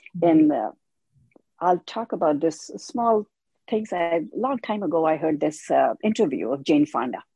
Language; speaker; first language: English; non-native, local second language; Hindi